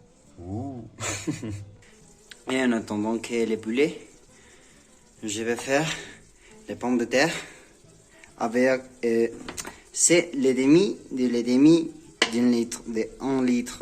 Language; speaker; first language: French; non-native, learner; Spanish